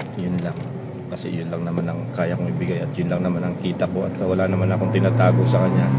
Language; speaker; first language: Filipino; non-native, local second language; Pampanga